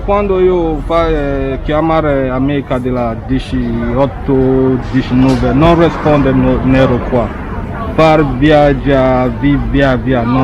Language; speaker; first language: Italian; non-native, learner; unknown